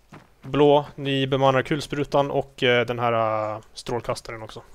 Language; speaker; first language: Swedish; native; Swedish